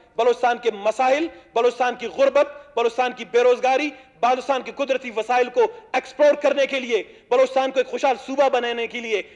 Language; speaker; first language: Urdu; non-native, local second language; Baluchi